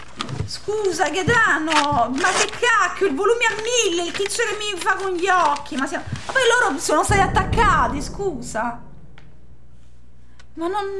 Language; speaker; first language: Italian; native; Italian